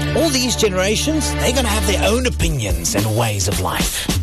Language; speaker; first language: English; non-native, local second language; Afrikaans